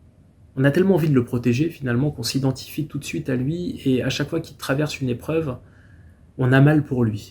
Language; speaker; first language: French; native; French